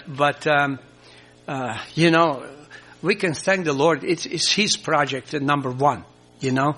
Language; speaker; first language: English; non-native, fluent; Croatian